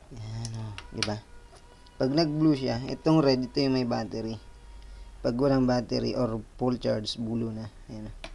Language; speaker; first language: Filipino; non-native, local second language; Bikol